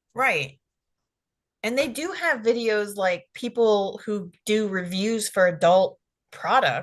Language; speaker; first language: English; native; English